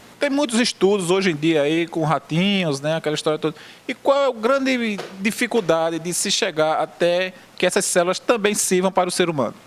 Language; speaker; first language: Portuguese; native; Portuguese